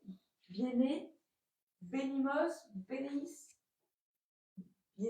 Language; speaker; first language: Spanish; non-native, learner; French